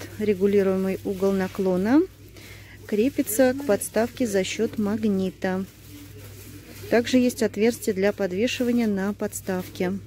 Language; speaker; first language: Russian; native; Russian